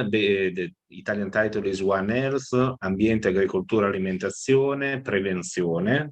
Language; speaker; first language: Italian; native; Italian